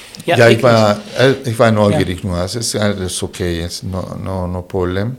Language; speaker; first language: German; non-native, fluent; Spanish